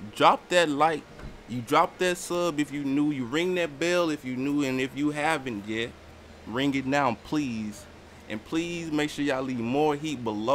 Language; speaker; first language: English; native; English